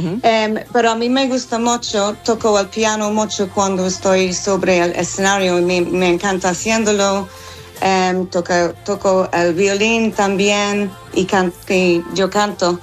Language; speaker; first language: Spanish; non-native, fluent; English